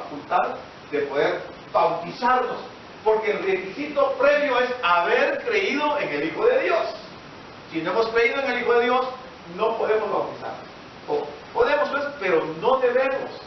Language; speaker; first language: Spanish; native; Spanish